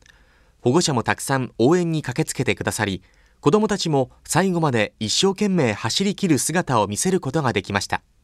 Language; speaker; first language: Japanese; native; Japanese